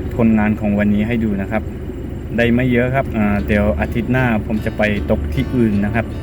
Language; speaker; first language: Thai; non-native, fluent; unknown